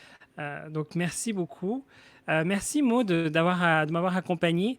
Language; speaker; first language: French; native; French